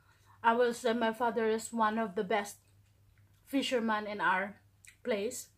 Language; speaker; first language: English; non-native, local second language; Filipino